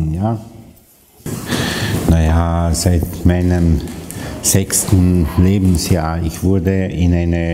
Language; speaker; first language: German; non-native, fluent; Hungarian